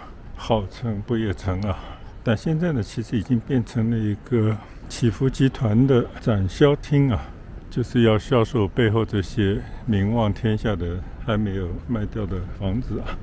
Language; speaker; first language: Chinese; native; Chinese